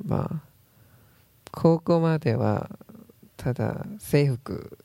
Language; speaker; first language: Japanese; non-native, learner; Korean